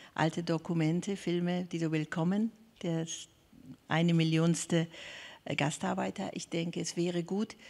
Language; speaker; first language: German; non-native, fluent; Persian